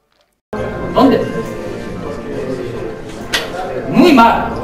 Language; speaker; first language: Spanish; non-native, learner; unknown